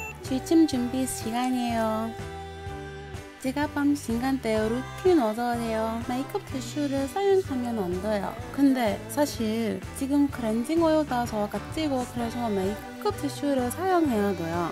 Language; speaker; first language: Korean; non-native, learner; English